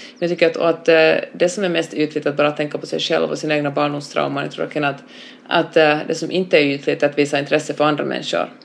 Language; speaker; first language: Swedish; native; Swedish